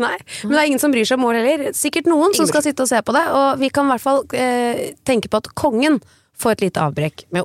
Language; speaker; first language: Norwegian; native; Norwegian